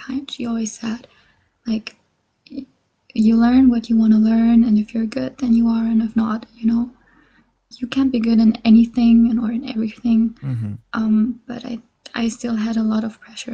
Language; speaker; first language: English; non-native, fluent; German